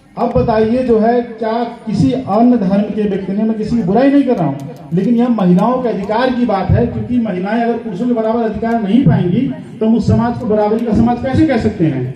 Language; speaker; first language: Hindi; native; Hindi